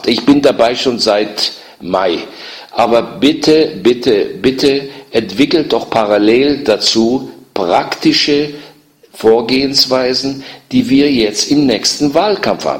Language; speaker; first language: German; native; German